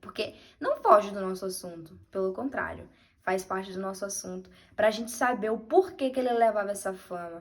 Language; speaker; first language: Portuguese; native; Portuguese